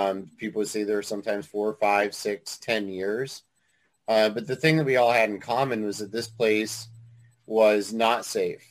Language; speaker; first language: English; native; English